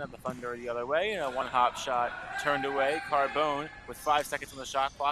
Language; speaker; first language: English; native; English